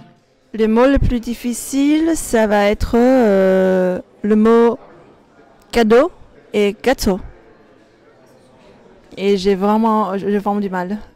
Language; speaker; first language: French; non-native, fluent; Chinese